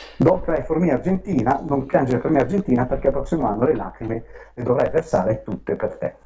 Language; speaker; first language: Italian; native; Italian